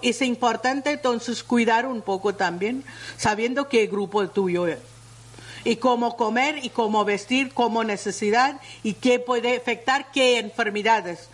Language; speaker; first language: Spanish; non-native, learner; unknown